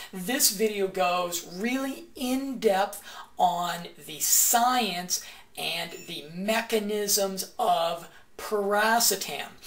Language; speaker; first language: English; native; English